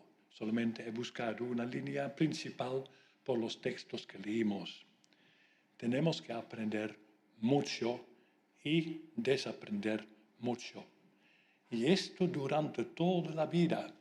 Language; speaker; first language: Spanish; non-native, fluent; Dutch